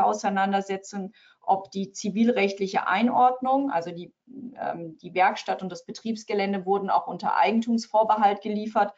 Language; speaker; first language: German; native; German